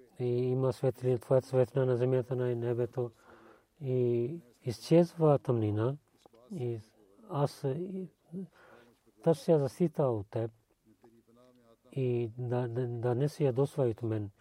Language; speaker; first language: Bulgarian; non-native, fluent; Urdu